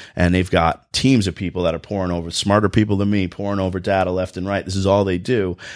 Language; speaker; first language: English; native; English